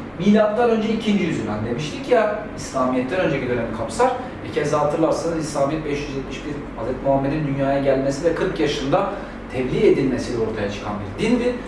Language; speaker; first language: Turkish; native; Turkish